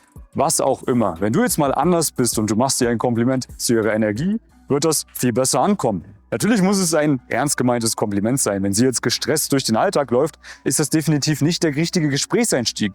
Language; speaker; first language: German; native; German